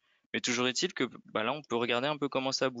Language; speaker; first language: French; native; French